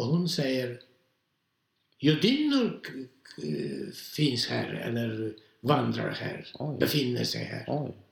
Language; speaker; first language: Swedish; non-native, fluent; Polish